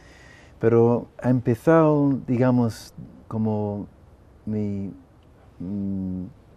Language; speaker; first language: Spanish; non-native, fluent; English